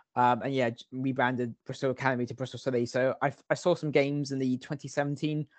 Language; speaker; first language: English; native; English